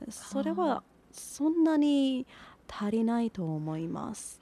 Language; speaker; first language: Japanese; non-native, learner; Persian